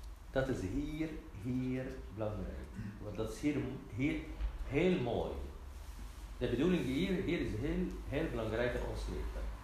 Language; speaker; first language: Dutch; non-native, fluent; Arabic